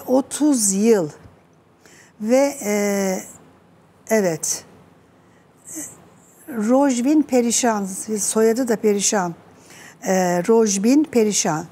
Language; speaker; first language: Turkish; native; Turkish